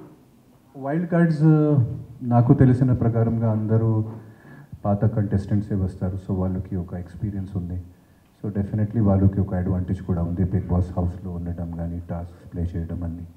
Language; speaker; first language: Telugu; non-native, fluent; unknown